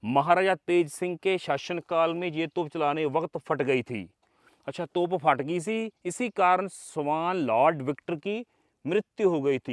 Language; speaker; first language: Hindi; non-native, local second language; Punjabi